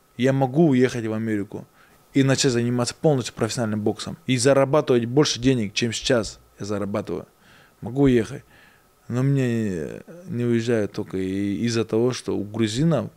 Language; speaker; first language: Russian; native; Russian